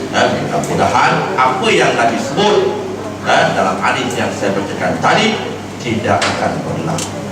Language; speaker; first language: Malay; native; Malay